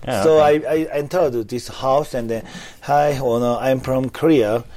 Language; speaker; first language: English; non-native, learner; Korean